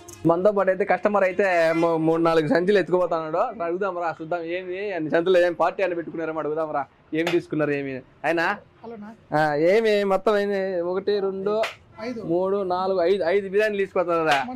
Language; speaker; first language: Telugu; native; Telugu